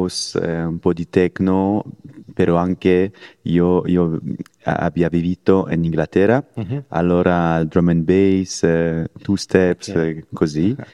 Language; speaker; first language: Italian; non-native, learner; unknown